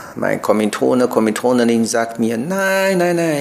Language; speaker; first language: German; non-native, learner; Chinese